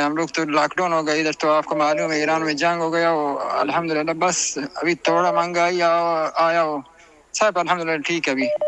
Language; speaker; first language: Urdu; non-native, learner; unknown